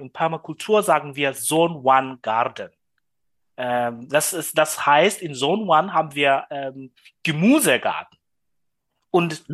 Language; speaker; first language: German; non-native, learner; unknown